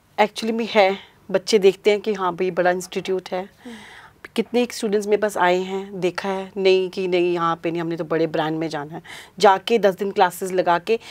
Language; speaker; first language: Hindi; non-native, local second language; Punjabi